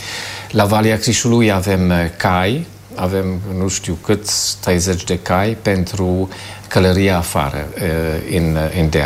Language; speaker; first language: Romanian; non-native, fluent; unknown